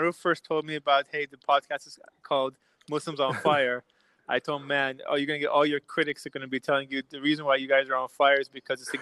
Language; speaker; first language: English; early bilingual, other home language; Persian